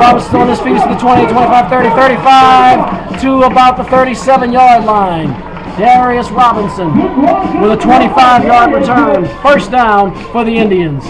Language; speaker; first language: English; native; English